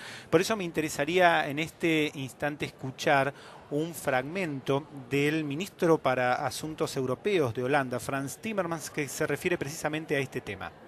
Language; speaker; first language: Spanish; native; Spanish